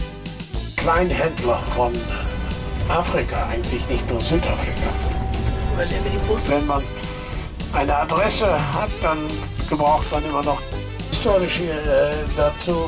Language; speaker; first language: German; non-native, fluent; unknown